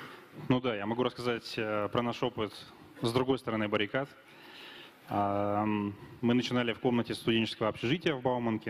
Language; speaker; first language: Russian; native; Russian